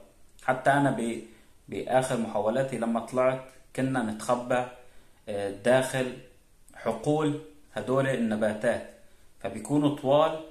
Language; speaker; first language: Arabic; native; Arabic